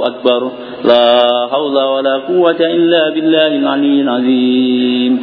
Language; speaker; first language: Indonesian; non-native, local second language; Javanese